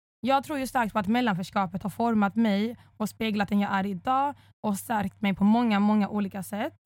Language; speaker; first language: Swedish; early bilingual, other home language; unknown